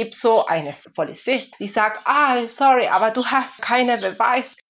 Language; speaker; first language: German; non-native, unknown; Spanish